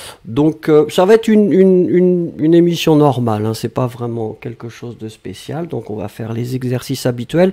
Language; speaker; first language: French; native; French